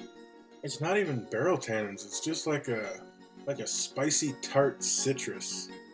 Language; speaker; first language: English; native; English